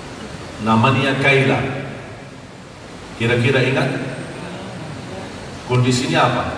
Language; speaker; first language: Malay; non-native, fluent; Arabic